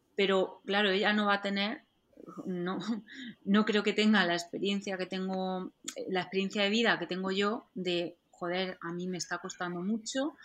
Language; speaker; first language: Spanish; native; Spanish